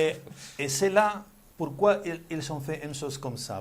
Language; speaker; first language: French; non-native, learner; Spanish